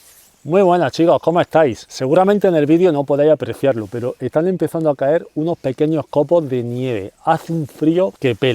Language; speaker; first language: Spanish; native; Spanish